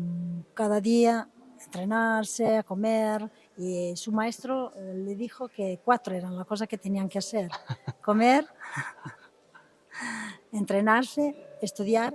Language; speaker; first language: Spanish; non-native, fluent; Italian